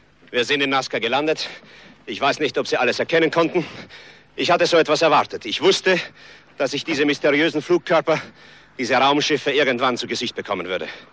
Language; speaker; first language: German; native; German